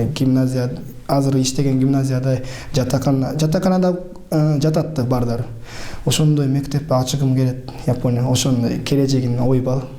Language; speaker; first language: Kyrgyz; non-native, learner; Japanese